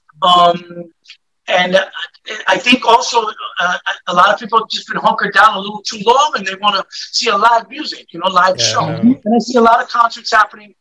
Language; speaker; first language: English; native; English